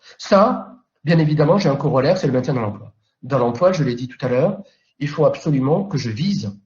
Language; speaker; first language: French; native; French